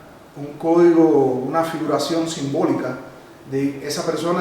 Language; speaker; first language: Spanish; native; Spanish